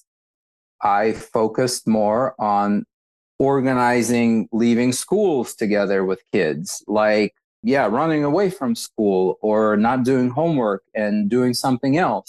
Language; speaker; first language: English; early bilingual, other home language; Russian